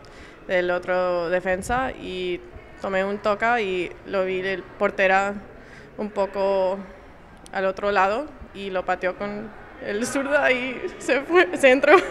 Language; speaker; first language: Spanish; early bilingual, heritage; English